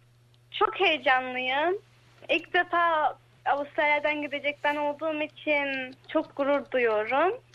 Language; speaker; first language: Turkish; early bilingual, heritage; Turkish